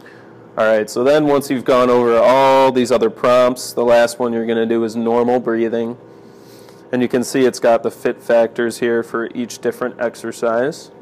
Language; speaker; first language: English; native; English